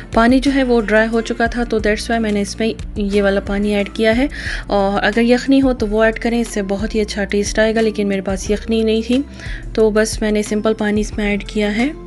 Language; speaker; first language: Urdu; native; Urdu